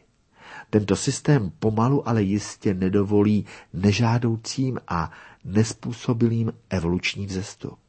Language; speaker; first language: Czech; native; Czech